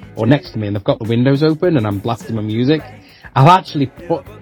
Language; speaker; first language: English; native; English